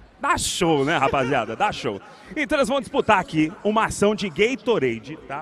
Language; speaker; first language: Portuguese; native; Portuguese